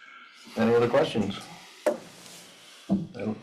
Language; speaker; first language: English; native; English